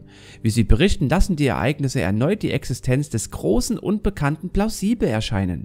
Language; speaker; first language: German; native; German